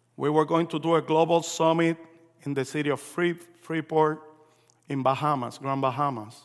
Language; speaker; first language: English; early bilingual, other home language; Spanish